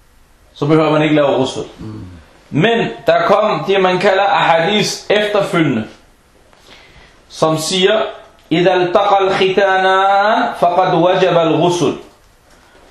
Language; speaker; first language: Danish; non-native, fluent; Arabic